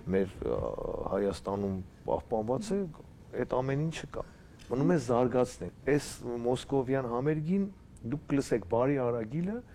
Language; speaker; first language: Armenian; native; Armenian